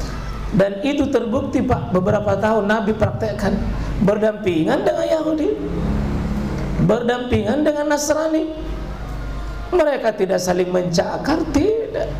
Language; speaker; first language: Indonesian; native; Indonesian